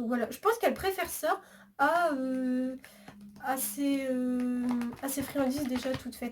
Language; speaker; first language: French; native; French